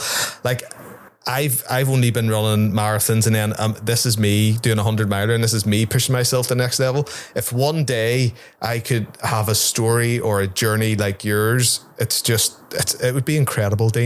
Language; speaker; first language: English; native; English